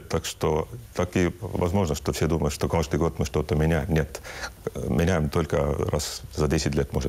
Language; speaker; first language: Russian; non-native, local second language; Estonian